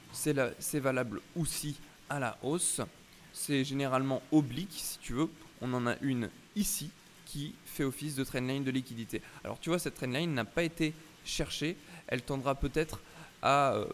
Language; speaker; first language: French; native; French